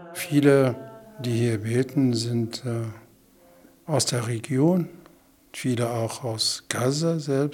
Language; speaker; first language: German; non-native, fluent; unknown